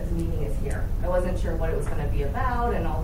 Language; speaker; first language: English; native; English